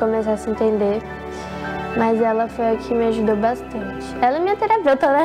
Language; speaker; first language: Portuguese; native; Portuguese